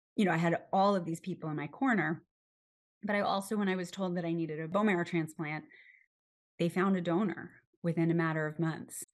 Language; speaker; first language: English; native; English